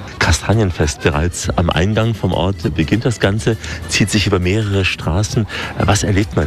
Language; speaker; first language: German; native; German